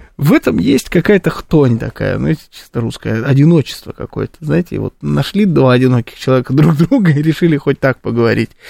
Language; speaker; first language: Russian; native; Russian